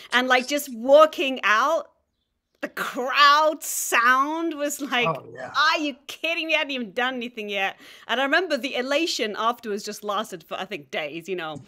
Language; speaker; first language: English; native; English